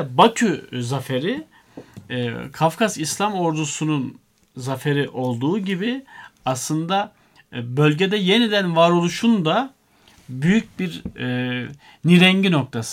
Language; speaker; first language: Turkish; native; Turkish